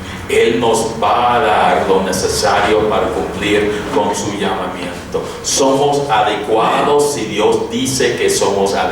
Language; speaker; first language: Spanish; non-native, fluent; English